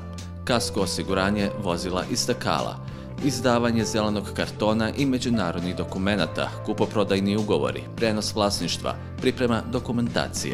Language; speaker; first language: Serbian; native; Serbian